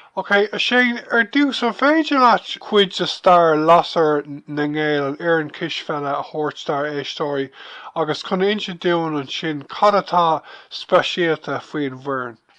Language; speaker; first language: Irish; non-native, local second language; English